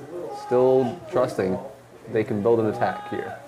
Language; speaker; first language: English; native; English